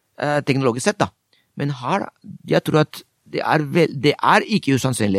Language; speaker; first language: Norwegian; non-native, fluent; Spanish